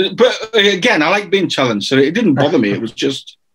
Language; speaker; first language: English; native; English